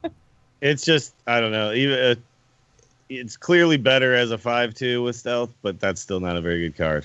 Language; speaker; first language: English; native; English